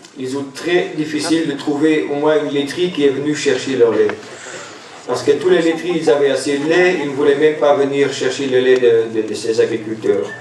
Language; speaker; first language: French; non-native, local second language; German